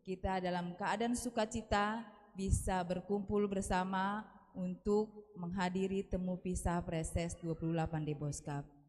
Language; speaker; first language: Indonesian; non-native, local second language; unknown